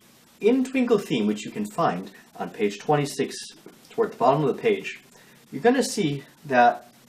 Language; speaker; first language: English; native; English